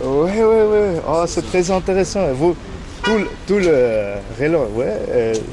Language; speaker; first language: French; non-native, learner; Spanish